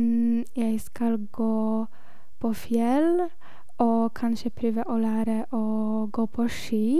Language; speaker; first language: Norwegian; non-native, learner; Polish